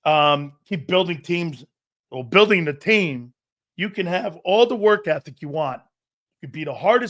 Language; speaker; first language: English; native; English